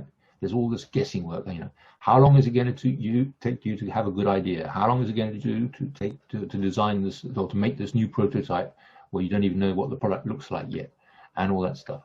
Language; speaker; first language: English; non-native, fluent; French